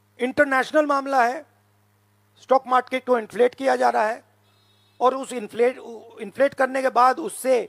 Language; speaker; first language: Hindi; native; Hindi